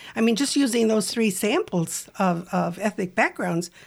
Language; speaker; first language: English; native; English